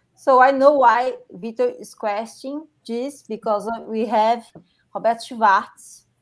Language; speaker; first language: English; non-native, fluent; Portuguese